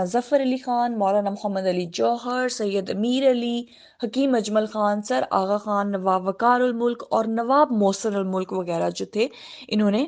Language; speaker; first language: Urdu; native; Urdu